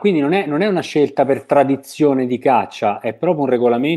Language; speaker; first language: Italian; native; Italian